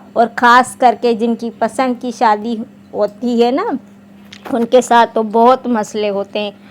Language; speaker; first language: Urdu; non-native, local second language; Sindhi